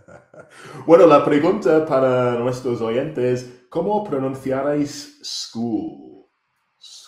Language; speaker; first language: Spanish; non-native, fluent; English